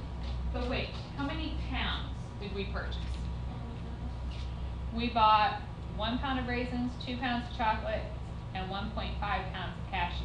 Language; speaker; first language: English; native; English